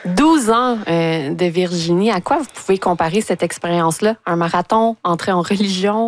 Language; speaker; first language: French; native; French